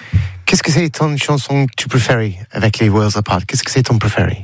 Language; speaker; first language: French; non-native, learner; English